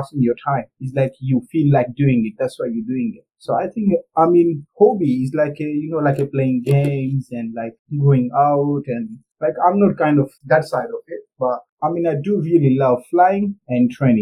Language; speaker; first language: English; non-native, local second language; Gujarati